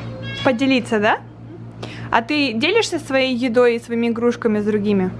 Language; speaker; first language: Russian; native; Russian